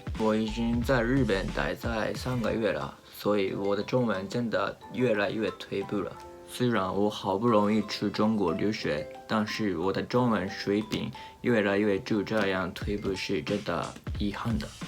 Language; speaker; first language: Chinese; non-native, learner; Japanese